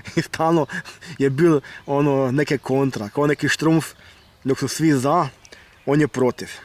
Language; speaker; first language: Bosnian; early bilingual, heritage; Bosnian